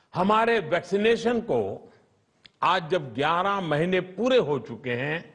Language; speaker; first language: Hindi; non-native, local second language; Gujarati